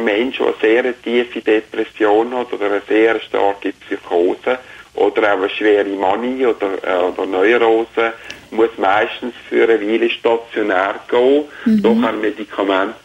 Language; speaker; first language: German; native; German